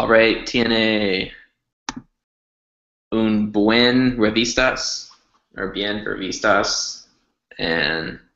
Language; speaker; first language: Spanish; non-native, learner; English